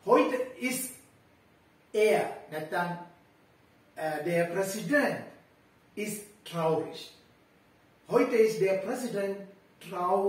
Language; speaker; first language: German; non-native, fluent; Sinhala